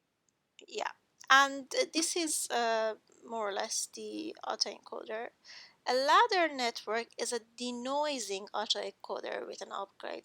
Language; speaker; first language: English; non-native, fluent; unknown